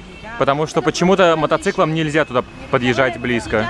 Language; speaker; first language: Russian; native; Russian